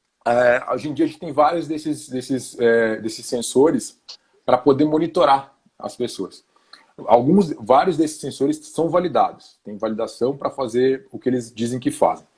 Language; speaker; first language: Portuguese; native; Portuguese